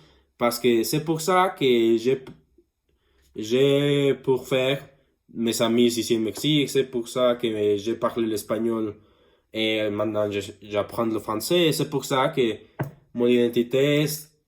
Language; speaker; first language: French; non-native, learner; Spanish